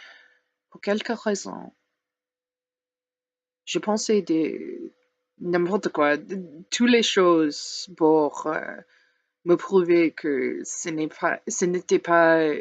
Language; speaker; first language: French; non-native, learner; English